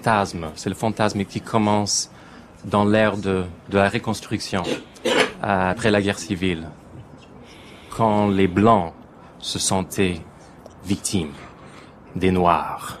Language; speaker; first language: French; non-native, fluent; English